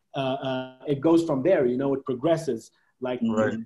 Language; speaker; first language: English; non-native, fluent; Arabic